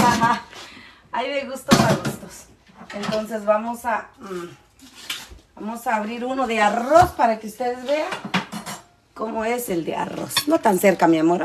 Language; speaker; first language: Spanish; native; Spanish